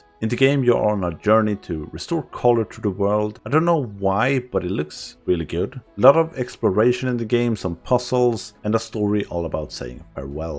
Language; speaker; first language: English; non-native, fluent; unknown